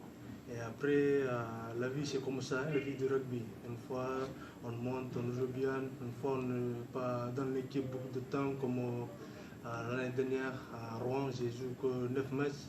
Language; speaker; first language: French; non-native, learner; Fijian